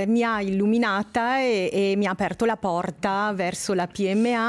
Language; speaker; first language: Italian; native; Italian